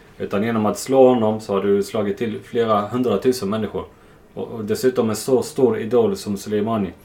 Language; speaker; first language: Swedish; non-native, fluent; Arabic